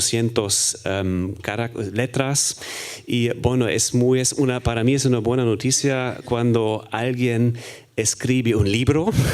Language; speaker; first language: Spanish; non-native, fluent; German